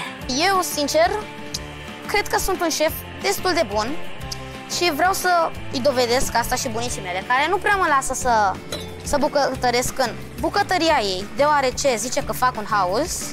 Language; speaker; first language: Romanian; early bilingual, heritage; Romanian